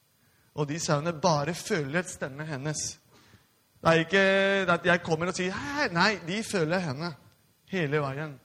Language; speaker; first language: Norwegian; non-native, fluent; Spanish